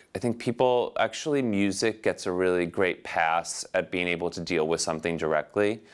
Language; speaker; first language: English; native; English